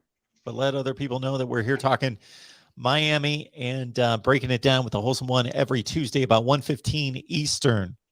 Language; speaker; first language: English; native; English